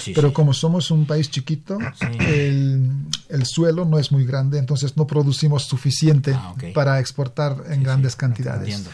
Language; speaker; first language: Spanish; non-native, fluent; Hungarian